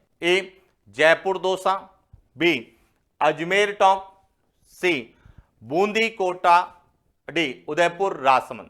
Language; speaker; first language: Hindi; native; Hindi